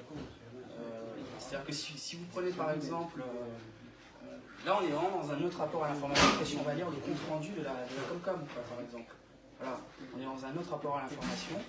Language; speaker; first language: French; native; French